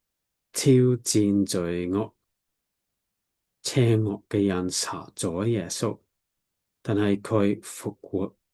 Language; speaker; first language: Cantonese; non-native, learner; English